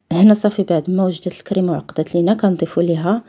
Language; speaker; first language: Arabic; native; Arabic